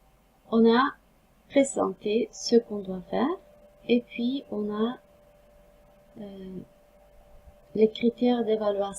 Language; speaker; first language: French; non-native, fluent; Norwegian